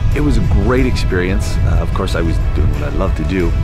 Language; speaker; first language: English; native; English